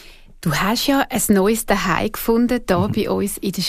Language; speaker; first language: German; native; German